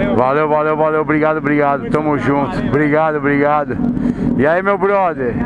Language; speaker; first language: Portuguese; native; Portuguese